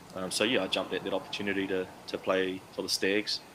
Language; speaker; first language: English; native; English